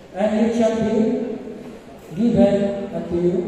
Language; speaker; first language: English; non-native, local second language; Filipino